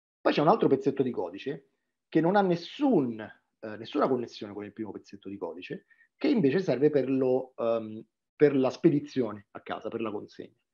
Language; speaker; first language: Italian; native; Italian